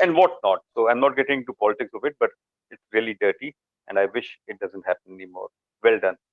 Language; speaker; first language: English; non-native, local second language; Hindi